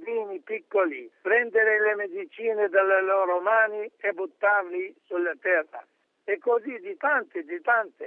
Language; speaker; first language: Italian; non-native, fluent; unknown